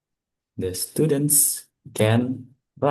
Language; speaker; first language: English; non-native, fluent; Indonesian